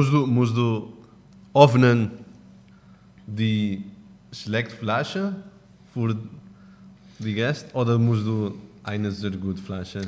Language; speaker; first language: German; non-native, learner; Spanish